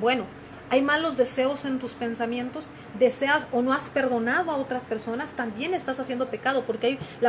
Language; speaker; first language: Spanish; native; Spanish